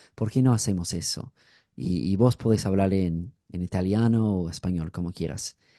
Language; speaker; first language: Spanish; non-native, fluent; English